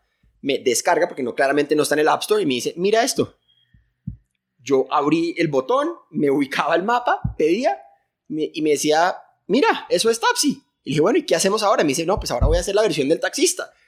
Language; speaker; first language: Spanish; native; Spanish